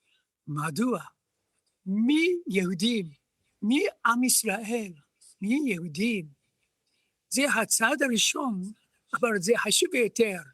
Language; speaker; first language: Hebrew; non-native, learner; Japanese